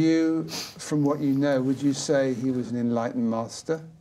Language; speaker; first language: English; native; English